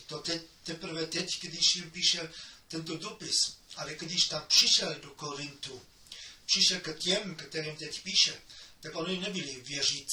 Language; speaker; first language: Czech; non-native, fluent; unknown